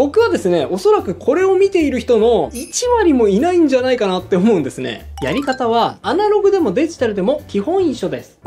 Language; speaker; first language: Japanese; native; Japanese